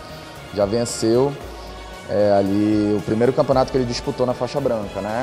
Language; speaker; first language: Portuguese; native; Portuguese